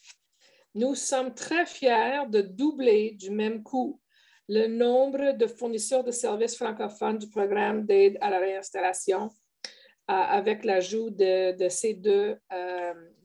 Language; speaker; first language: French; native; French